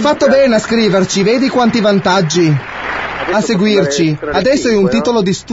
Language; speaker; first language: Italian; native; Italian